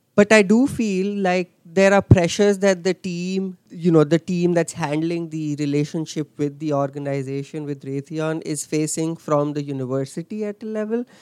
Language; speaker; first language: English; non-native, local second language; Hindi